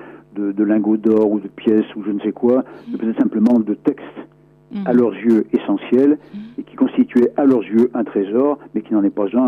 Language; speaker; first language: French; native; French